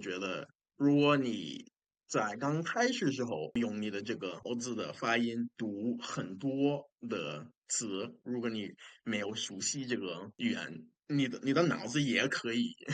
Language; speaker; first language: Chinese; non-native, fluent; English